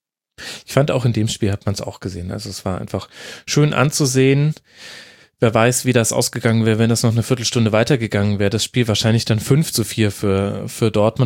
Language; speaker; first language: German; native; German